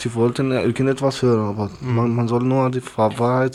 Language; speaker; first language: German; non-native, learner; Arabic